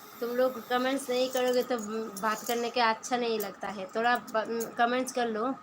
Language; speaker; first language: Hindi; non-native, local second language; Bangla